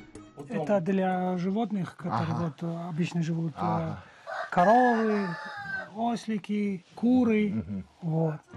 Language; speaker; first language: Russian; non-native, local second language; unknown